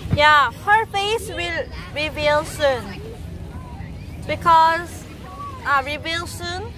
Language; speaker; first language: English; non-native, learner; Korean